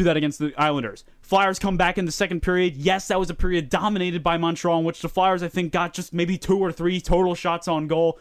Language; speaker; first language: English; native; English